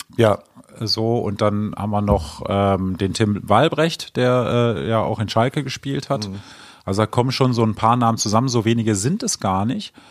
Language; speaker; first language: German; native; German